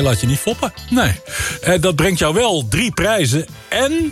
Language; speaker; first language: Dutch; native; Dutch